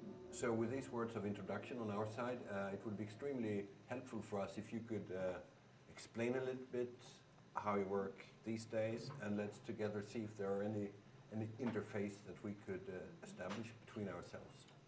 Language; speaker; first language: English; non-native, fluent; Swedish